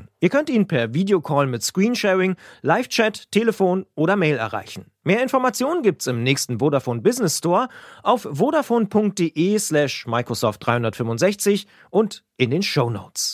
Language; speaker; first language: German; native; German